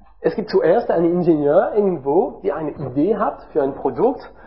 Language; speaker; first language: German; non-native, learner; French